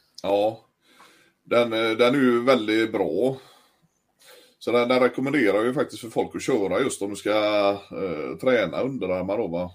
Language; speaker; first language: Swedish; native; Swedish